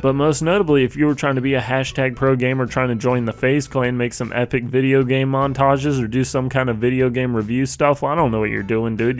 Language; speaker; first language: English; native; English